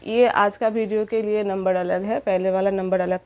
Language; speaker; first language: Hindi; non-native, local second language; Bangla